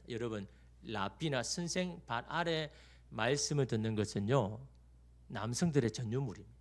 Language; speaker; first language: Korean; native; Korean